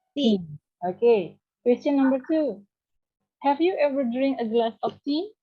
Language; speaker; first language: English; non-native, learner; Indonesian